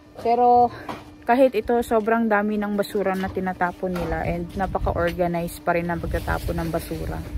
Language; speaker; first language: Filipino; non-native, local second language; Cebuano